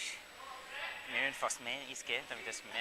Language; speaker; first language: German; non-native, fluent; French